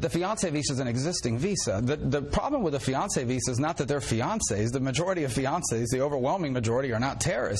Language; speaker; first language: English; native; English